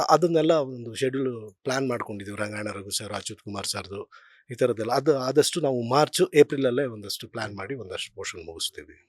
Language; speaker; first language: Kannada; native; Kannada